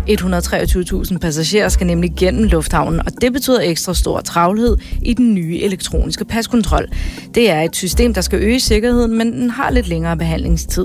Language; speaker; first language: Danish; native; Danish